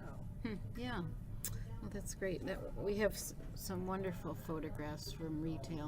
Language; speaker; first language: English; native; English